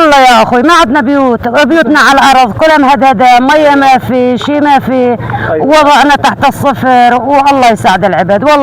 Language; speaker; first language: Arabic; native; Arabic